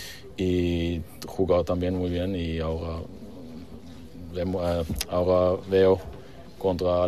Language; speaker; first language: Spanish; non-native, learner; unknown